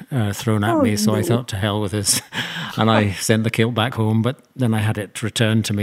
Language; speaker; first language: English; native; English